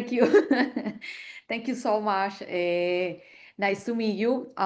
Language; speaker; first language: English; non-native, learner; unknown